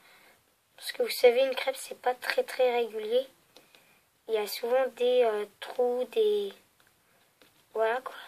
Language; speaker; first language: French; native; French